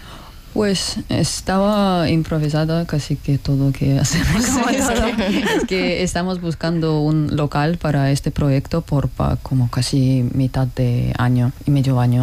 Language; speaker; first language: Spanish; non-native, fluent; Russian